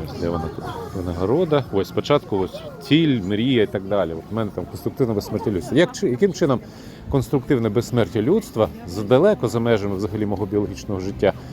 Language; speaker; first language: Ukrainian; non-native, local second language; Russian